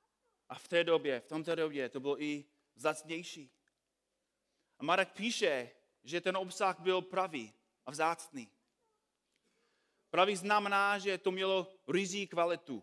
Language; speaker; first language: Czech; non-native, fluent; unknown